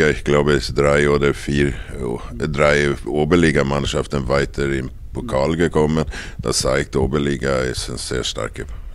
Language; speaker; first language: German; non-native, fluent; Swedish